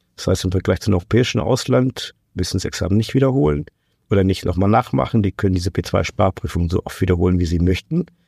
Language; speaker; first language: German; non-native, fluent; Portuguese